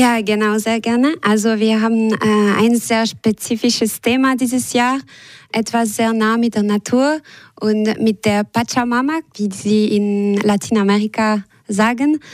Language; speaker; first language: German; non-native, local second language; French